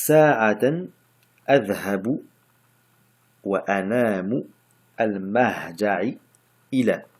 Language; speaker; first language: Arabic; non-native, fluent; French